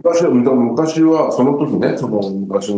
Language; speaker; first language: Japanese; native; Japanese